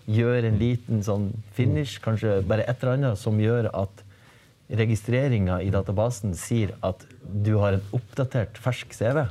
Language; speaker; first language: Norwegian; native; Norwegian